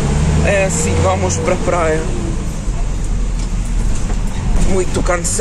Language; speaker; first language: Portuguese; non-native, learner; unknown